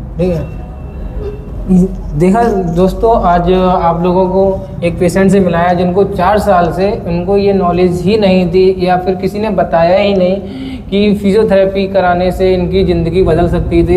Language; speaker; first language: Hindi; native; Hindi